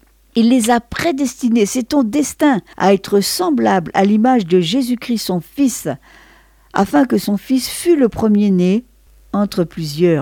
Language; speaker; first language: French; native; French